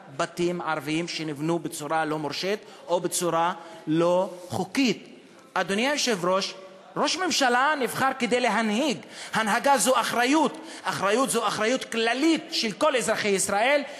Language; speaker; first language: Hebrew; non-native, local second language; Arabic